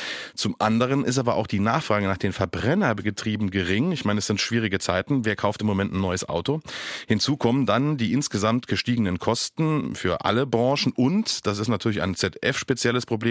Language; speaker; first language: German; native; German